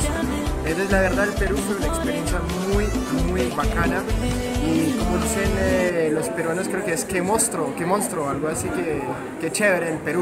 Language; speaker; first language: Spanish; non-native, fluent; French